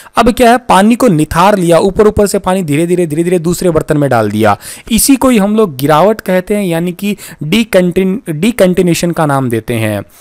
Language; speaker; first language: Hindi; native; Hindi